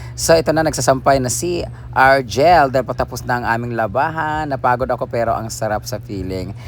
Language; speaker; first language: Filipino; non-native, local second language; Cebuano